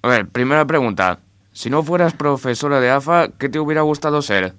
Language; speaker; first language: Spanish; native; Spanish